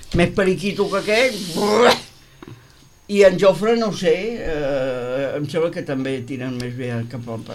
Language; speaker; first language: Catalan; native; Catalan